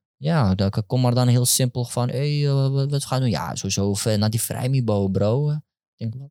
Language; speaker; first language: Dutch; early bilingual, other home language; Turkish